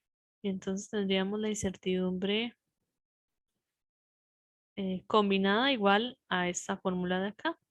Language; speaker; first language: Spanish; native; Spanish